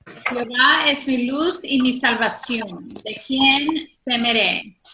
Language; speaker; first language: Spanish; non-native, fluent; English